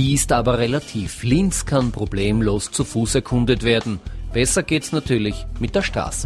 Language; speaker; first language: German; native; German